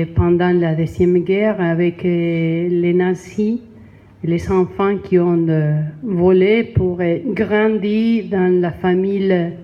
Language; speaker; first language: French; non-native, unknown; Spanish